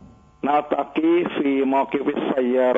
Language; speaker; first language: Arabic; non-native, learner; Indonesian